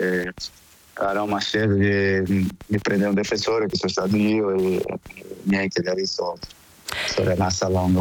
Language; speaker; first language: Italian; non-native, fluent; Portuguese